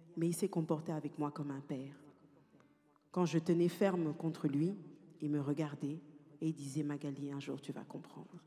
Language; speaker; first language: French; native; French